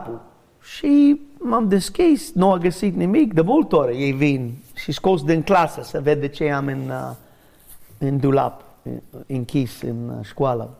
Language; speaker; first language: Romanian; non-native, learner; English